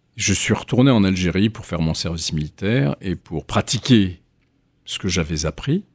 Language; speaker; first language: French; native; French